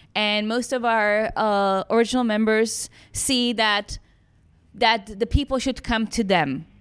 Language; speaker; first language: English; non-native, fluent; Czech